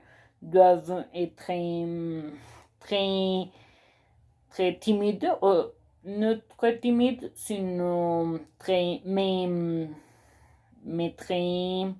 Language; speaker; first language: French; non-native, learner; Spanish